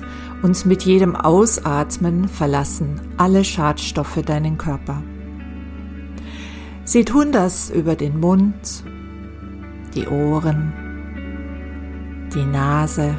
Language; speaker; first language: German; native; German